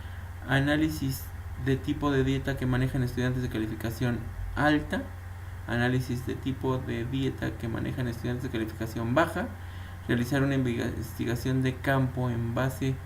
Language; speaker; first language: Spanish; native; Spanish